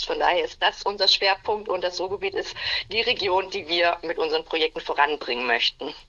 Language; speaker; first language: German; native; German